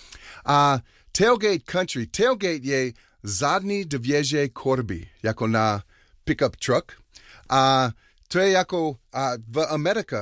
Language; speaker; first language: Czech; non-native, learner; English